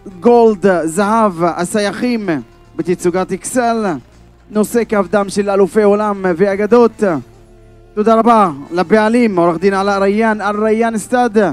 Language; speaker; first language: Hebrew; non-native, local second language; Arabic